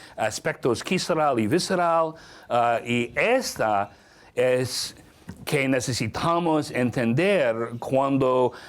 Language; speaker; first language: Spanish; non-native, learner; English